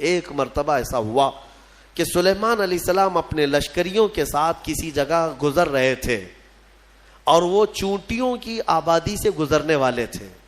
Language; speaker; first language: Urdu; native; Urdu